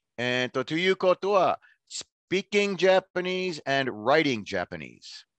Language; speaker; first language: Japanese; non-native, fluent; English